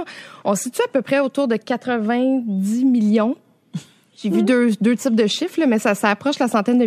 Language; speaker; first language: French; native; French